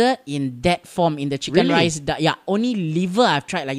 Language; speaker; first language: English; native; English